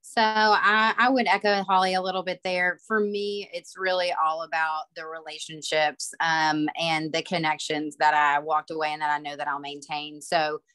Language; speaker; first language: English; native; English